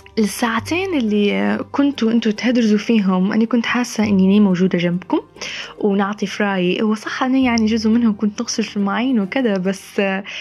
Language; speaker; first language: Arabic; native; Arabic